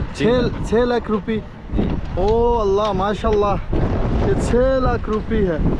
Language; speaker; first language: Hindi; non-native, learner; Bangla